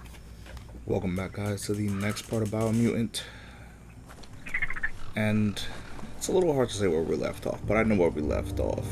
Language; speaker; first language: English; native; English